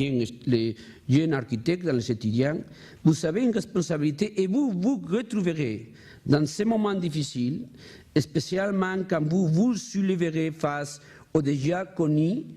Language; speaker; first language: French; non-native, learner; Spanish